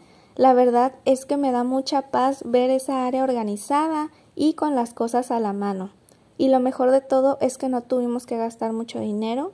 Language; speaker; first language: Spanish; native; Spanish